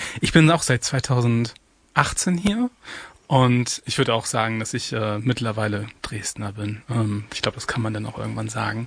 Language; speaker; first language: German; native; German